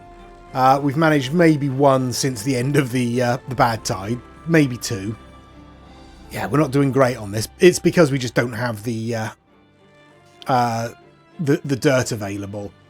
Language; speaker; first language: English; native; English